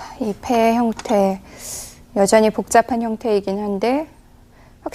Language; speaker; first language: Korean; native; Korean